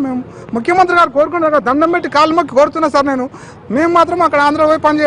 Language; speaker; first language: Telugu; native; Telugu